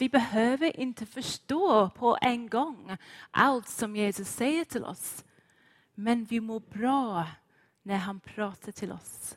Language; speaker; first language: Swedish; non-native, fluent; English